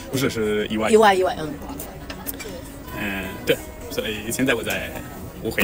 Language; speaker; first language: Chinese; non-native, fluent; Italian